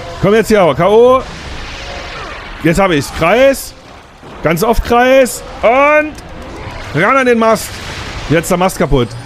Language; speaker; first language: German; native; German